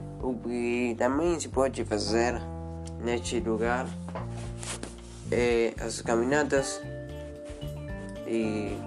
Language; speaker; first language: Portuguese; non-native, learner; Spanish